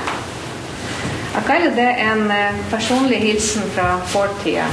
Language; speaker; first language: Norwegian; non-native, fluent; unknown